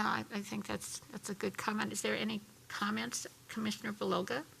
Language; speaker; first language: English; native; English